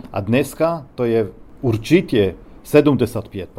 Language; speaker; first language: Czech; non-native, learner; Hebrew